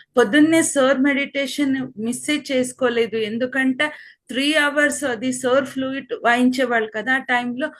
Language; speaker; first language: Telugu; non-native, local second language; Kannada